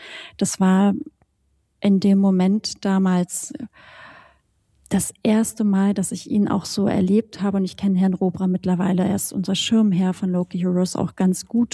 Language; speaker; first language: German; native; German